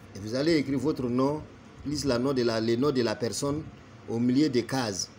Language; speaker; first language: French; non-native, local second language; Bambara